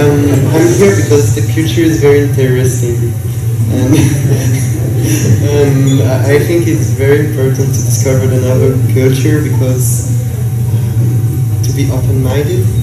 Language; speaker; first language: English; non-native, learner; French